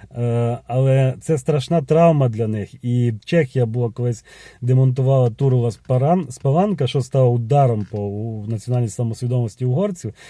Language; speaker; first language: Ukrainian; native; Ukrainian